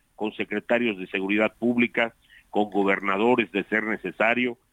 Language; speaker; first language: Spanish; native; Spanish